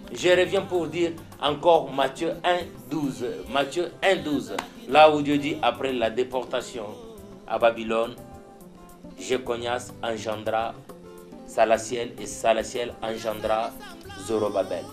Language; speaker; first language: French; non-native, local second language; Lingala